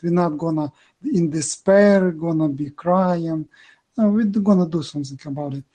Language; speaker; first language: English; non-native, learner; Ukrainian